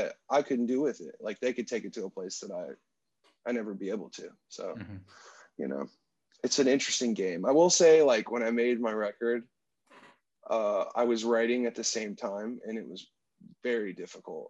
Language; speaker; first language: English; native; English